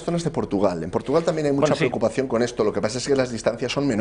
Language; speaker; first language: Spanish; native; Spanish